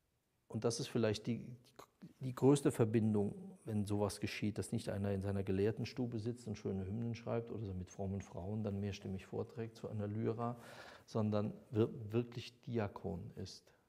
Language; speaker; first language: German; native; German